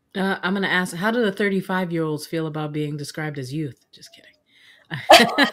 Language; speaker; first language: English; native; English